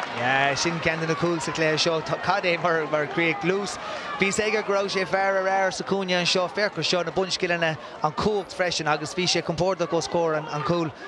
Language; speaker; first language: Irish; non-native, local second language; English